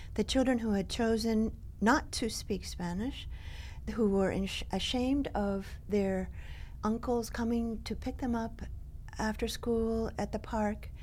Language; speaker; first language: English; early bilingual, other home language; Spanish